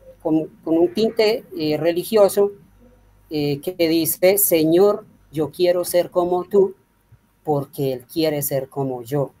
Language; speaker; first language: Spanish; native; Spanish